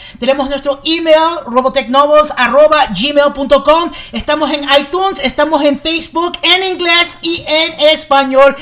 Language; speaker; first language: Spanish; early bilingual, heritage; English